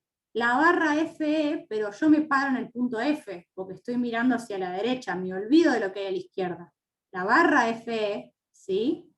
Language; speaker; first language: Spanish; native; Spanish